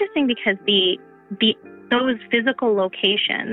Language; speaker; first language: English; non-native, fluent; Bangla